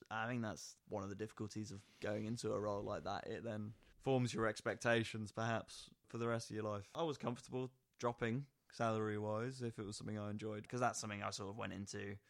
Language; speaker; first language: English; native; English